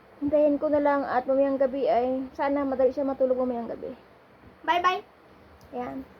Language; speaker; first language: Filipino; non-native, local second language; Cebuano